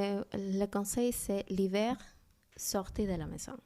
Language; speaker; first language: French; non-native, learner; Spanish